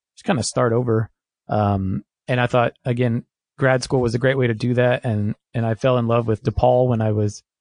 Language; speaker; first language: English; native; English